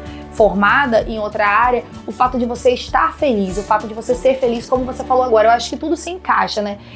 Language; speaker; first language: Portuguese; native; Portuguese